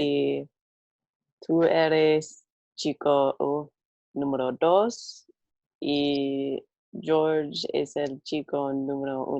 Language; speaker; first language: Spanish; non-native, learner; English